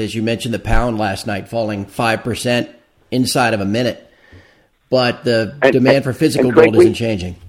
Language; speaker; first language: English; native; English